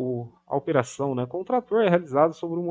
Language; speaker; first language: Portuguese; native; Portuguese